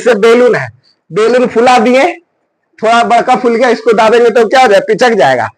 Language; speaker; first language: Hindi; native; Hindi